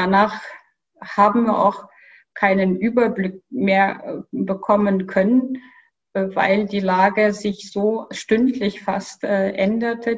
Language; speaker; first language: German; non-native, fluent; Kyrgyz